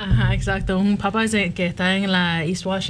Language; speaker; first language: Spanish; early bilingual, heritage; Spanish